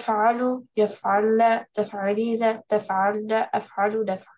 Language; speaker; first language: Arabic; non-native, learner; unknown